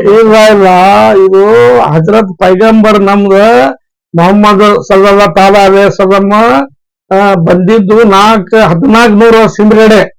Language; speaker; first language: Kannada; non-native, local second language; Urdu